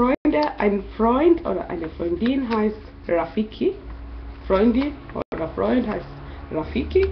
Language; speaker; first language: German; non-native, fluent; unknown